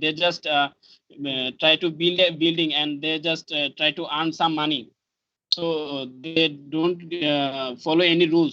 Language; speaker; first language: English; non-native, learner; Bangla